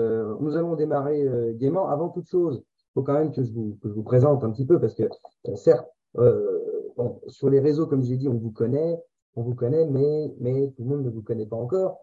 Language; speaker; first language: French; native; French